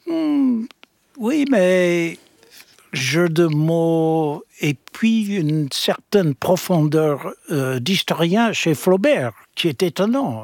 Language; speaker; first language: French; non-native, fluent; English